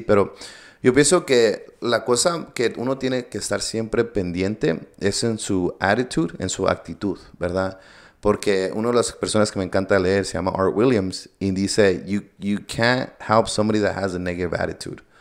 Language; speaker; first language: Spanish; early bilingual, heritage; Spanish